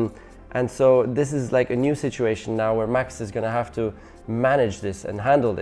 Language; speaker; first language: English; non-native, fluent; German